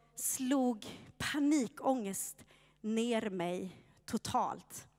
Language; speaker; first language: Swedish; native; Swedish